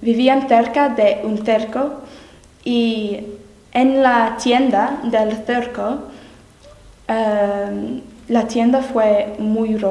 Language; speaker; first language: Spanish; non-native, learner; English